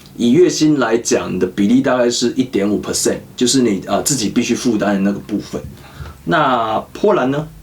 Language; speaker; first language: Chinese; native; Chinese